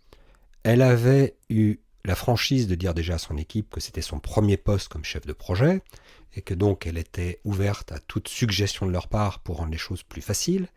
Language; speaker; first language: French; native; French